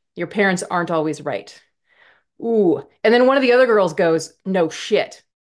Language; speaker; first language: English; native; English